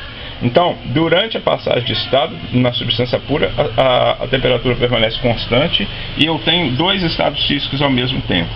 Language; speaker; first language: Portuguese; native; Portuguese